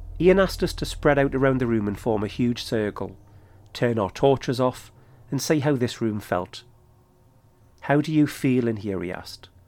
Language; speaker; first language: English; native; English